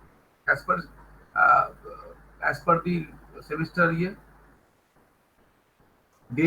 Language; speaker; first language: English; non-native, local second language; Bangla